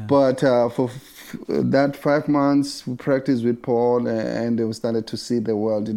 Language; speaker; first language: English; non-native, local second language; Zulu